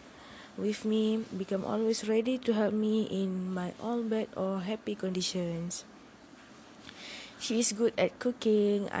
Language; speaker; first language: English; non-native, learner; Malay